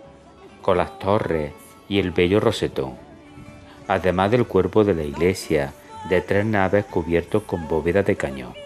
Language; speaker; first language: Spanish; native; Spanish